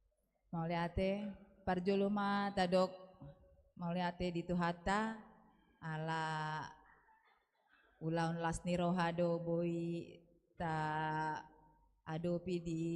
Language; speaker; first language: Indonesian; non-native, local second language; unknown